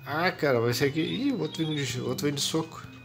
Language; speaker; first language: Portuguese; native; Portuguese